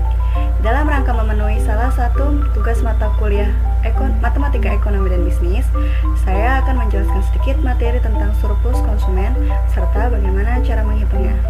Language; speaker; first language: Indonesian; native; Indonesian